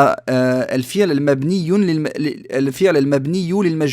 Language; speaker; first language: Arabic; non-native, fluent; French